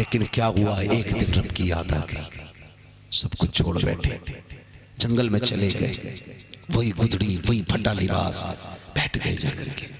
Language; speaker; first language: Hindi; native; Hindi